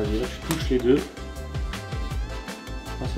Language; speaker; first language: French; native; French